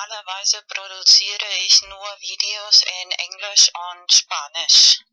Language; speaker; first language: German; non-native, learner; Spanish